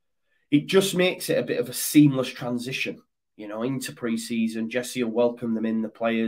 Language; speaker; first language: English; native; English